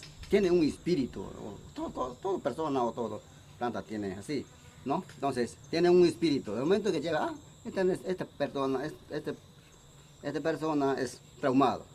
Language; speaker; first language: Spanish; non-native, local second language; Shipibo-Conibo